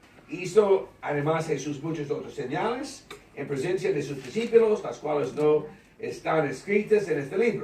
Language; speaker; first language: Spanish; non-native, learner; English